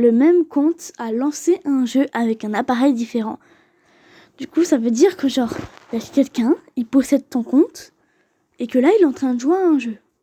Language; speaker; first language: French; native; French